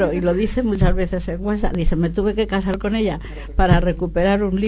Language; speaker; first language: Spanish; native; Spanish